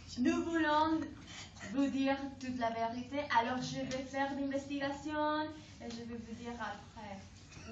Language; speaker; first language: French; non-native, learner; Spanish